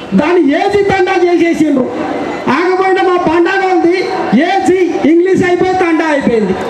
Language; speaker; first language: Telugu; non-native, local second language; Koya